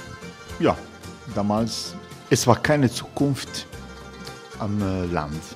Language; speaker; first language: German; non-native, learner; Croatian